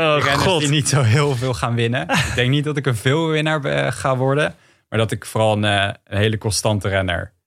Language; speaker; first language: Dutch; native; Dutch